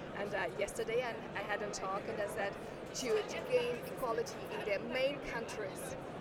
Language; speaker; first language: English; non-native, fluent; German